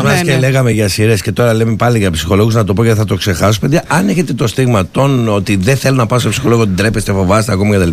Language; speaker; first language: Greek; native; Greek